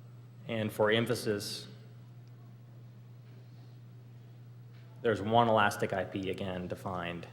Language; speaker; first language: English; native; English